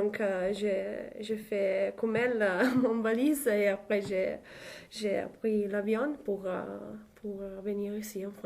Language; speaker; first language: French; non-native, learner; Italian